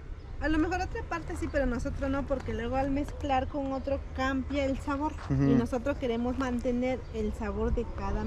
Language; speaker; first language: Spanish; native; Spanish